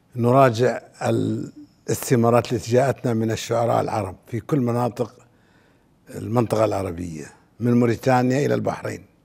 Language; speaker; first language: Arabic; native; Arabic